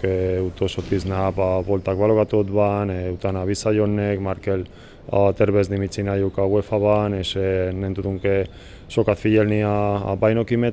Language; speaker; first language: Hungarian; non-native, learner; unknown